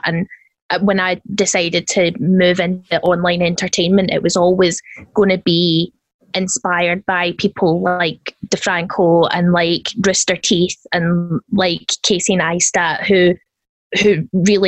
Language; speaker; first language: English; native; English